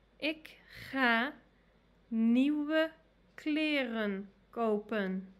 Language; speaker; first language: Dutch; non-native, fluent; Arabic